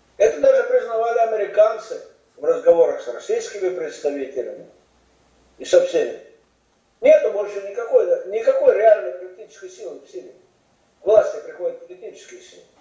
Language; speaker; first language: Russian; native; Russian